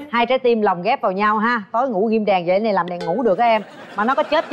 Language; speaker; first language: Vietnamese; native; Vietnamese